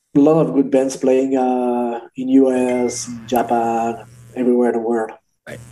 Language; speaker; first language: English; non-native, learner; French